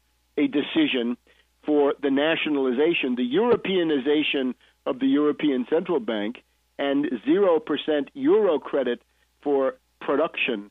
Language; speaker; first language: English; native; English